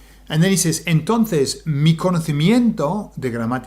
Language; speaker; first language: Spanish; non-native, fluent; English